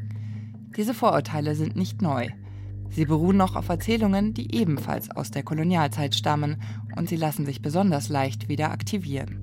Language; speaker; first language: German; native; German